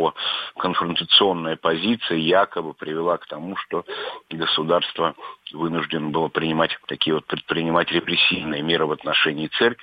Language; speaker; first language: Russian; native; Russian